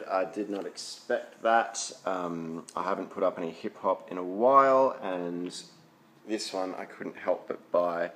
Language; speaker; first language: English; native; English